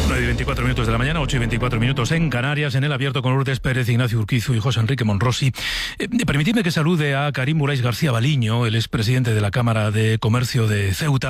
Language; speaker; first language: Spanish; native; Spanish